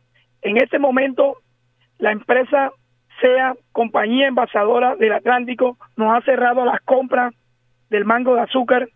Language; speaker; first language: Spanish; native; Spanish